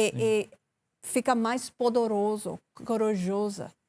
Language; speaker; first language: Portuguese; non-native, learner; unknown